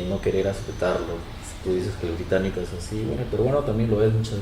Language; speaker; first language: Spanish; native; Spanish